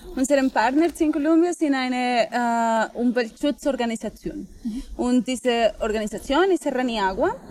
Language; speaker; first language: German; non-native, fluent; Spanish